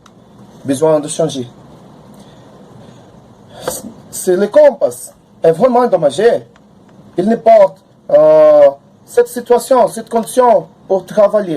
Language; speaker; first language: French; non-native, learner; Portuguese